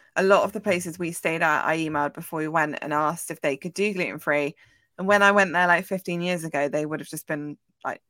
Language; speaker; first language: English; native; English